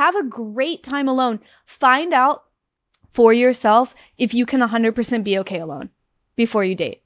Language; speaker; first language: English; native; English